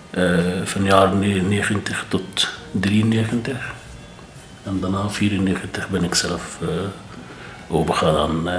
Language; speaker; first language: Dutch; non-native, learner; Arabic